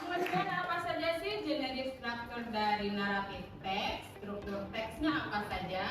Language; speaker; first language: Indonesian; native; Indonesian